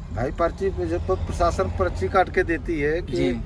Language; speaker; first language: Hindi; native; Hindi